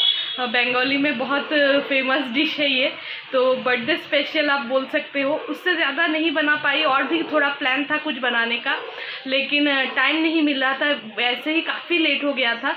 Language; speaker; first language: Hindi; non-native, local second language; Bangla